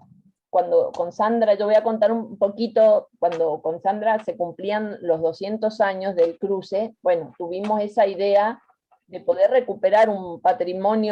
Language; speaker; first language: Spanish; native; Spanish